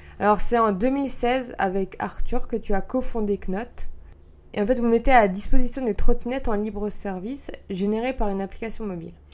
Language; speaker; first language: French; native; French